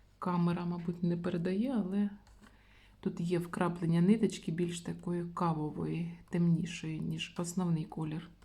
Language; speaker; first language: Ukrainian; non-native, local second language; Russian